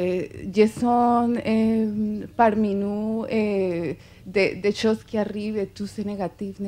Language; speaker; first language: French; non-native, fluent; Spanish